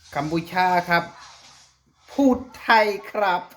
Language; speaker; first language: Thai; non-native, fluent; Khmer